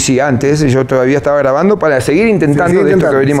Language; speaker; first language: Spanish; native; Spanish